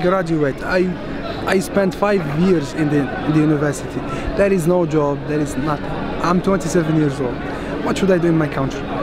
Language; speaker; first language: English; non-native, learner; Arabic